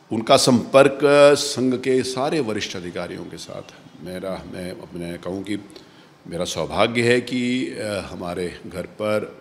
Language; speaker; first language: Hindi; native; Hindi